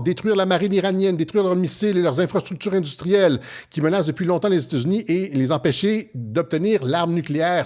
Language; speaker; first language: French; native; French